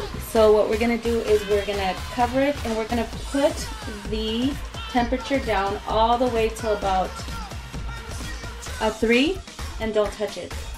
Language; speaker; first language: English; early bilingual, other home language; Spanish